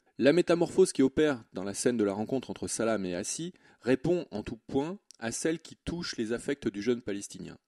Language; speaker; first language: French; native; French